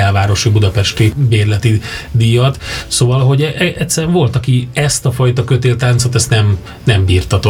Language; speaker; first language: Hungarian; native; Hungarian